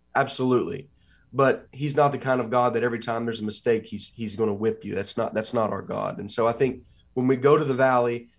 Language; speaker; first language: English; native; English